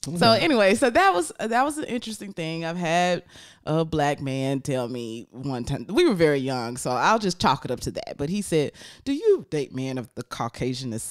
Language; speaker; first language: English; native; English